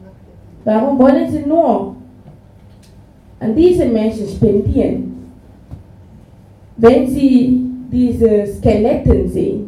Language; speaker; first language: German; non-native, fluent; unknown